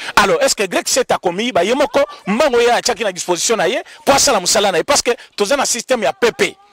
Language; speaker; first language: Lingala; non-native, local second language; Luba-Lulua